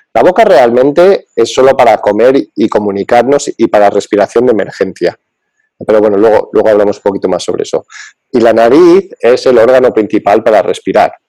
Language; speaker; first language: Spanish; early bilingual, other home language; English